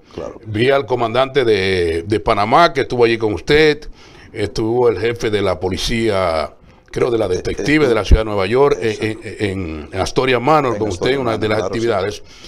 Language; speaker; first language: Spanish; native; Spanish